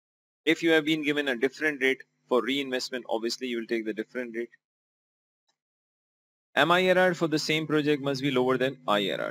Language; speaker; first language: English; non-native, local second language; Urdu